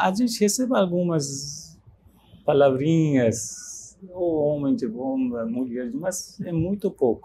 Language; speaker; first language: Portuguese; non-native, learner; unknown